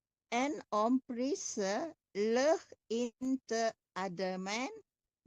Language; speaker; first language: Dutch; non-native, learner; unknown